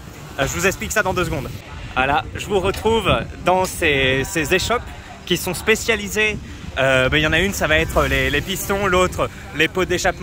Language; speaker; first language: French; native; French